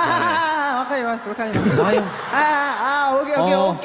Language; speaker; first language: Japanese; non-native, learner; Korean